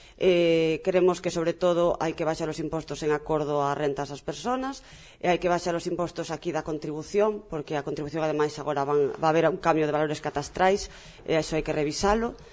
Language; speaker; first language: Galician; non-native, local second language; Spanish